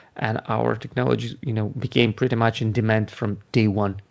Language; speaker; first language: English; non-native, fluent; Ukrainian